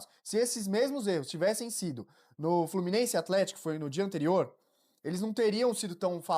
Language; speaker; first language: Portuguese; native; Portuguese